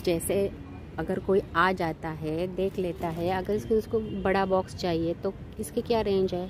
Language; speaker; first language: Hindi; non-native, local second language; Marathi